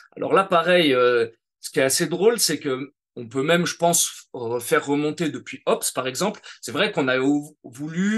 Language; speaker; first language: French; native; French